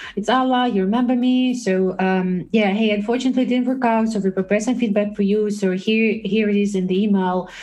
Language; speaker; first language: English; non-native, fluent; Russian